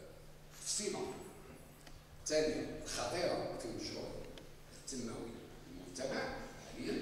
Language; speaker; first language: Arabic; native; Arabic